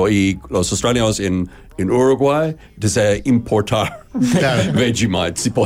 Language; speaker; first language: Spanish; non-native, learner; English